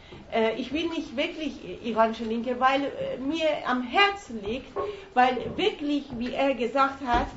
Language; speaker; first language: German; non-native, fluent; Persian